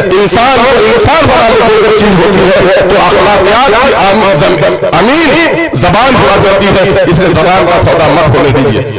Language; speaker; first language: Urdu; native; Urdu